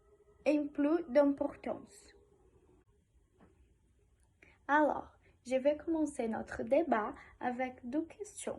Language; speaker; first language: French; non-native, learner; Portuguese